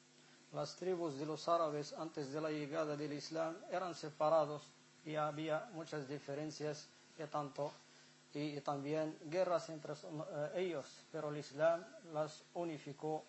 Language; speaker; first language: Spanish; non-native, fluent; Arabic